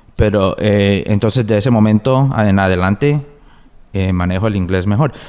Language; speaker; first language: Spanish; early bilingual, heritage; Spanish